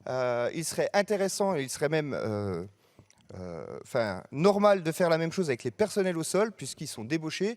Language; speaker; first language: French; native; French